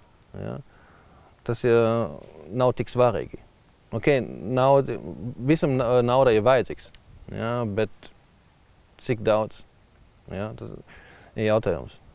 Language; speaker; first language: Latvian; non-native, learner; German